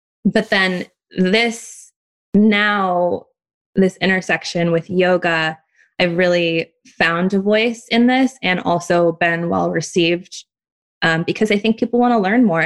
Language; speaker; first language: English; native; English